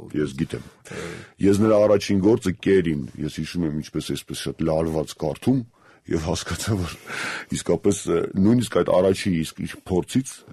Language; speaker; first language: Armenian; native; Armenian